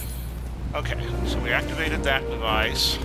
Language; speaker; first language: English; native; English